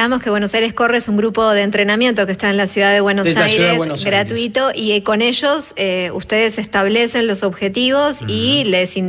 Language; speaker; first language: Spanish; native; Spanish